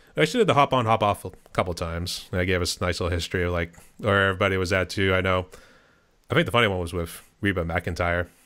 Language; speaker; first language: English; native; English